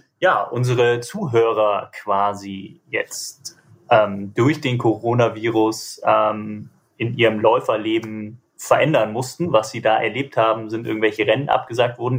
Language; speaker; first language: German; native; German